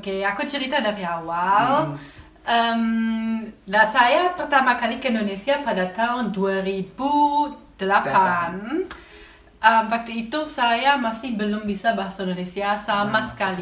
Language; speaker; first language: Indonesian; non-native, fluent; German